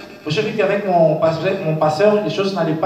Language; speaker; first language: French; non-native, local second language; Lingala